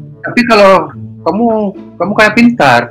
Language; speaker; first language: Indonesian; non-native, fluent; Hebrew